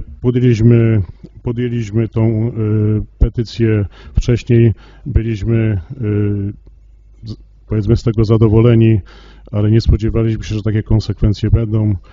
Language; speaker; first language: Polish; native; Polish